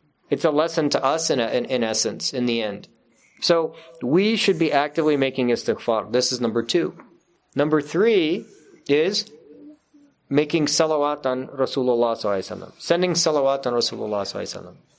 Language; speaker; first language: English; native; English